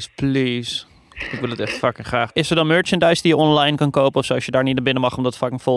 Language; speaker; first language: Dutch; native; Dutch